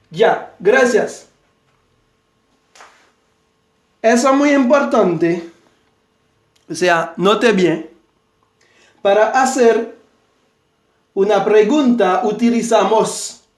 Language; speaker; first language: Spanish; non-native, fluent; Haitian Creole